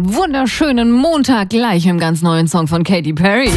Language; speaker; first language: German; native; German